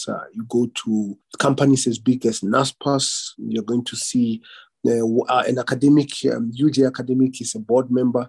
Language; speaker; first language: English; non-native, local second language; Venda